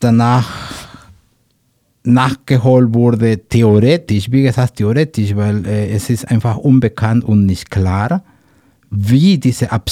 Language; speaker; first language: German; non-native, learner; Spanish